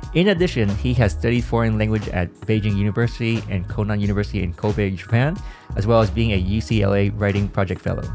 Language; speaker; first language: English; native; English